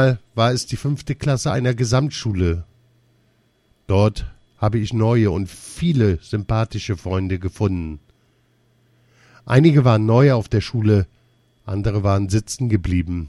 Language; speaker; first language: German; early bilingual, other home language; Russian